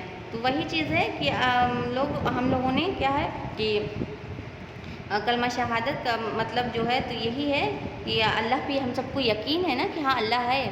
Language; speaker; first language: Urdu; native; Urdu